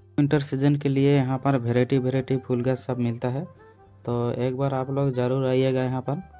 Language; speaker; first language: Hindi; non-native, local second language; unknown